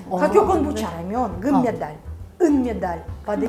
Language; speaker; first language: Korean; non-native, fluent; Russian